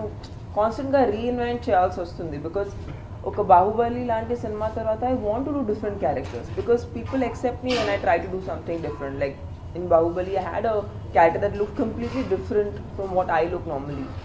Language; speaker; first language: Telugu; non-native, fluent; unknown